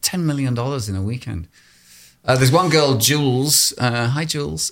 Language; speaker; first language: English; native; English